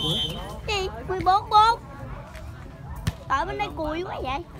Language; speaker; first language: Vietnamese; native; Vietnamese